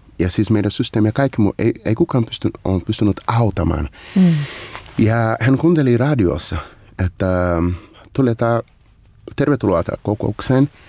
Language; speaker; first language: Finnish; non-native, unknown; Portuguese